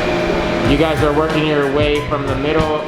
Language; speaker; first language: English; native; English